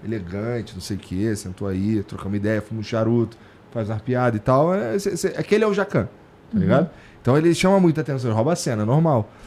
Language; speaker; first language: Portuguese; native; Portuguese